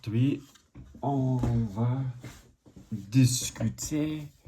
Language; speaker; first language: French; non-native, learner; English